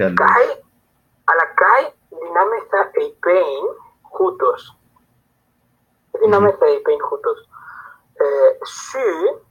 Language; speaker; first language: Greek; non-native, fluent; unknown